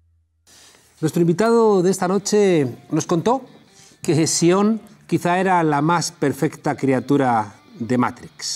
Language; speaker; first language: Spanish; native; Spanish